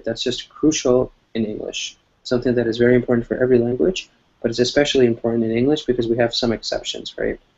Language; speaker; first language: English; non-native, fluent; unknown